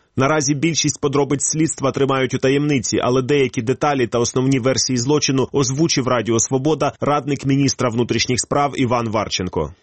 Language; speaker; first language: Ukrainian; native; Ukrainian